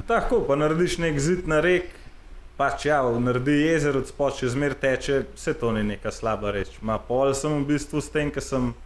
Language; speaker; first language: Slovenian; native; Slovenian